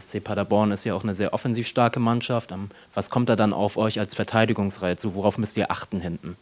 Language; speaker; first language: German; native; German